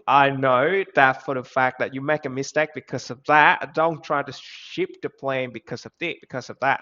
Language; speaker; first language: English; non-native, fluent; Vietnamese